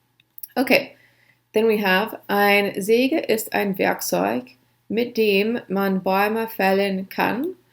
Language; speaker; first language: German; non-native, fluent; English